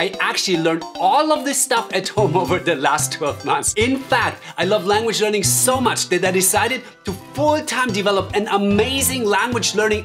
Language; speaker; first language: English; non-native, fluent; German